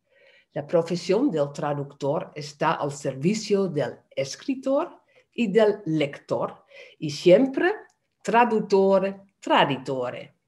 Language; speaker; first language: Spanish; non-native, fluent; Dutch